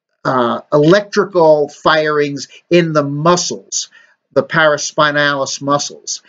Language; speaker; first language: English; native; English